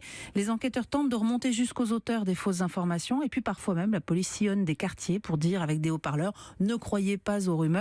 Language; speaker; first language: French; native; French